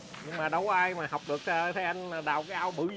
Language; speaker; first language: Vietnamese; native; Vietnamese